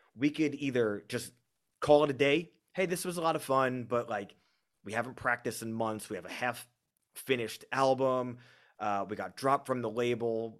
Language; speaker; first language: English; native; English